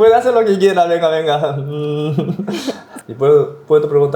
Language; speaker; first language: Spanish; non-native, learner; Korean